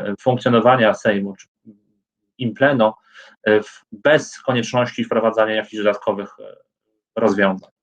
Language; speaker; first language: Polish; native; Polish